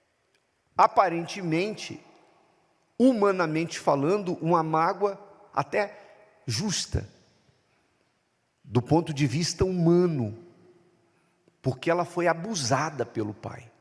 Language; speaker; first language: Portuguese; native; Portuguese